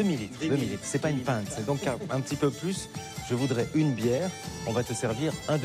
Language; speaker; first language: French; native; French